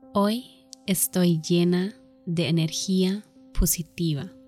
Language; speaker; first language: Spanish; non-native, fluent; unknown